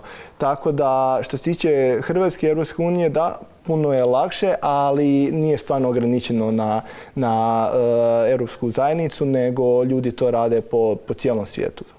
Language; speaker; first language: Croatian; native; Croatian